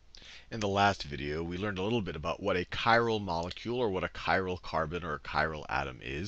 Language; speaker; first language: English; native; English